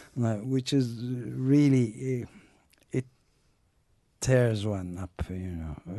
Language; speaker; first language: English; non-native, fluent; Turkish